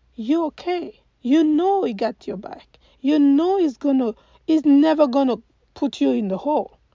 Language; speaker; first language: English; non-native, fluent; French